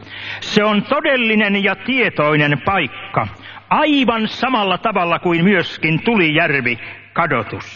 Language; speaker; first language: Finnish; native; Finnish